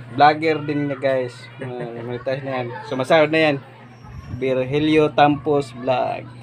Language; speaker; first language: Filipino; non-native, local second language; Cebuano